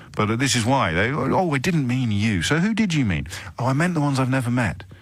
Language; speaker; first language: English; native; English